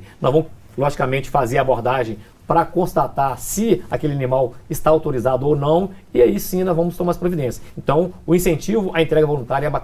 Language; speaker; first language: Portuguese; native; Portuguese